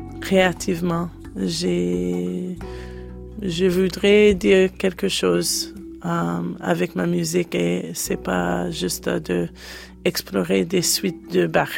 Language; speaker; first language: French; non-native, learner; English